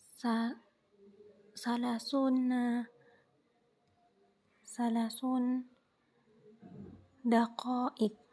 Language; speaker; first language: Arabic; non-native, learner; Indonesian